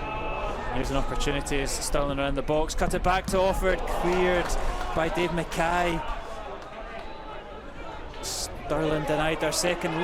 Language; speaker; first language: English; native; English